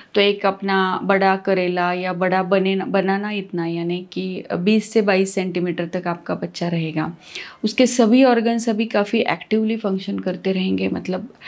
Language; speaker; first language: Hindi; non-native, local second language; Marathi